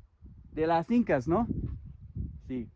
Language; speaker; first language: Spanish; non-native, learner; English